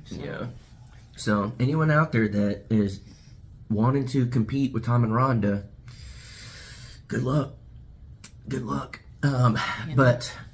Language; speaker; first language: English; native; English